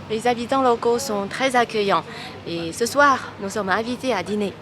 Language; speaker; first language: French; non-native, fluent; Chinese